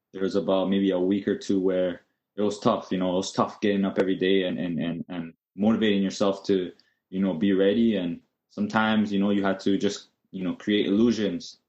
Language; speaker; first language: English; native; English